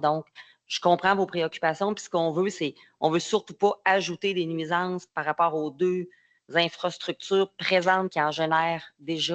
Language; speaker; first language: French; native; French